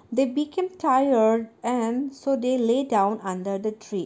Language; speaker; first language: English; non-native, local second language; Assamese